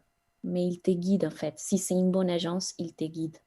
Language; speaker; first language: French; non-native, fluent; Spanish